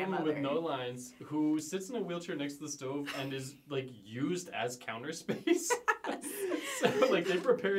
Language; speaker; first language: English; native; English